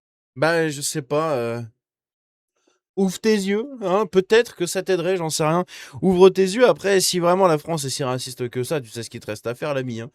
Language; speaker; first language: French; native; French